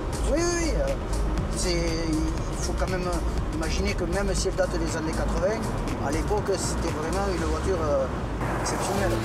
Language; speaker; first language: French; native; French